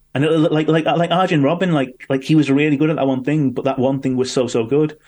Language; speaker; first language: English; native; English